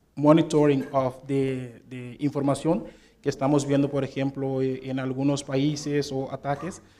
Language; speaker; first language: Spanish; non-native, fluent; Papiamento